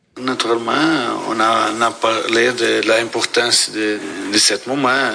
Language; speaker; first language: French; non-native, learner; Portuguese